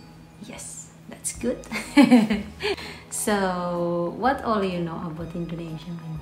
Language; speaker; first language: English; non-native, fluent; Indonesian